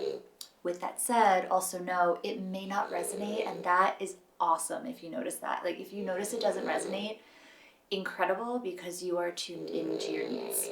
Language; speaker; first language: English; native; English